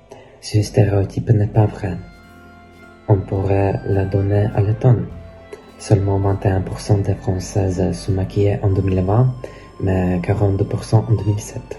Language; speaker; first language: French; non-native, learner; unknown